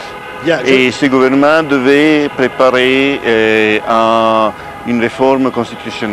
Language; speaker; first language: French; non-native, fluent; Italian